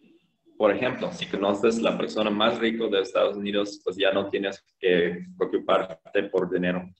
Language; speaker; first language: Spanish; non-native, fluent; Korean